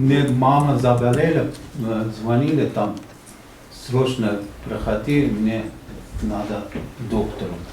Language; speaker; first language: Russian; non-native, learner; Uzbek